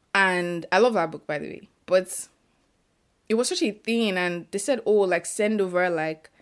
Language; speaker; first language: English; non-native, local second language; Yoruba